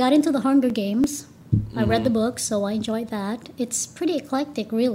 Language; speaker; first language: English; non-native, local second language; Cebuano